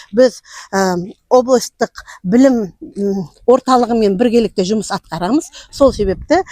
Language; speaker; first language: Kazakh; non-native, local second language; Uzbek